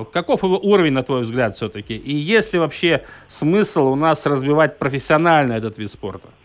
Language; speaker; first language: Russian; native; Russian